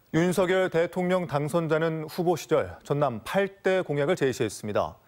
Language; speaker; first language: Korean; native; Korean